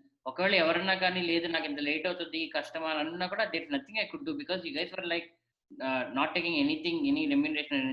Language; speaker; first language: Telugu; native; Telugu